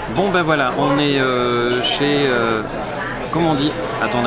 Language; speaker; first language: French; native; French